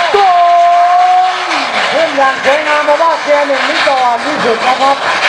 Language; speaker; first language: Thai; native; Thai